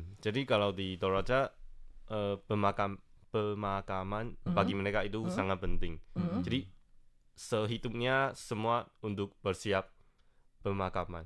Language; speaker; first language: Indonesian; non-native, fluent; Chinese